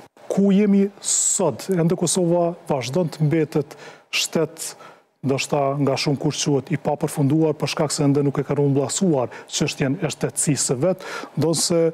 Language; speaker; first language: Albanian; native; Albanian